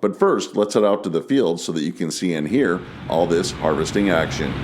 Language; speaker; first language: English; native; English